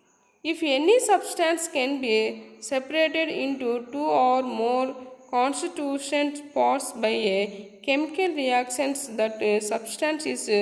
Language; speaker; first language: English; non-native, local second language; Telugu